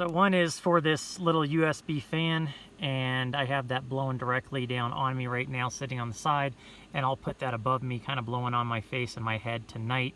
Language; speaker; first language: English; native; English